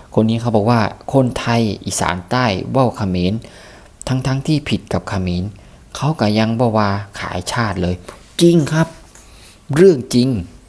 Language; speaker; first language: Thai; native; Thai